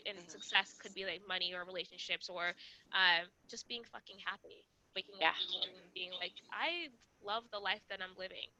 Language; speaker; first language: English; non-native, local second language; Kinyarwanda